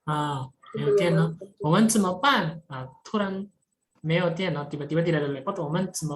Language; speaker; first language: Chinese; non-native, fluent; Indonesian